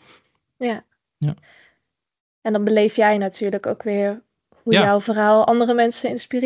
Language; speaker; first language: Dutch; native; Dutch